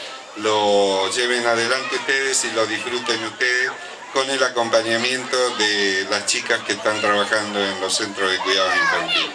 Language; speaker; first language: Spanish; native; Spanish